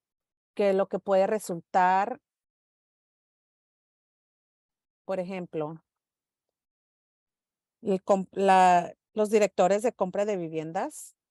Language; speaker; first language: Spanish; early bilingual, heritage; English